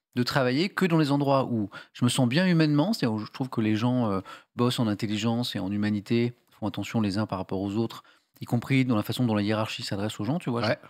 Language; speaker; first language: French; native; French